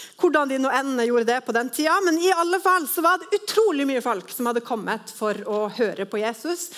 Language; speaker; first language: Norwegian; native; Norwegian